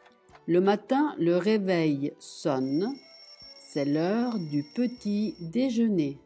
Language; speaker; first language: French; non-native, fluent; Italian